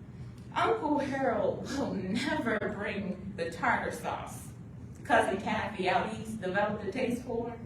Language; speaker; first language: English; native; English